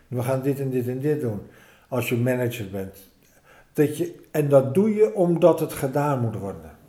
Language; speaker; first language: Dutch; native; Dutch